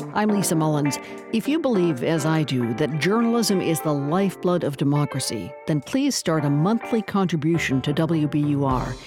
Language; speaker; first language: English; non-native, fluent; Ukrainian